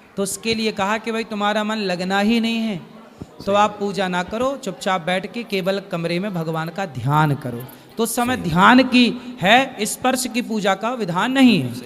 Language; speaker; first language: Hindi; native; Hindi